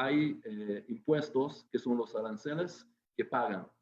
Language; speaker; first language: Spanish; non-native, fluent; Hebrew